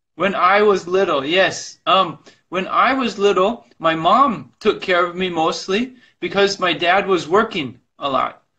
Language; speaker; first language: English; native; English